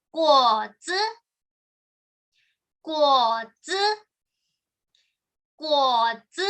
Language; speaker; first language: Chinese; non-native, fluent; Thai